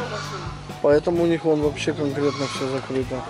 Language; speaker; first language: Russian; native; Russian